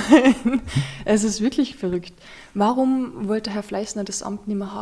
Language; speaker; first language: German; native; German